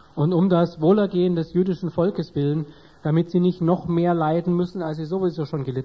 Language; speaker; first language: German; native; German